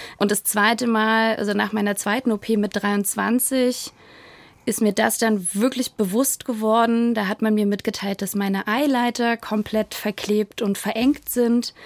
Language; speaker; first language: German; native; German